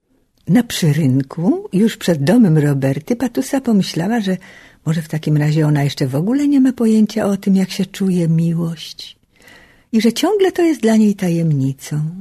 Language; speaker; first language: Polish; native; Polish